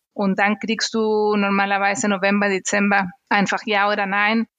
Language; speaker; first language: German; non-native, fluent; Spanish